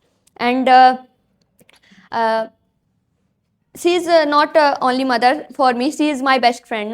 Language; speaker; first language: English; non-native, learner; Hindi